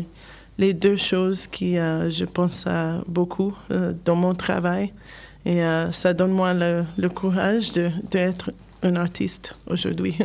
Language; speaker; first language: French; non-native, learner; English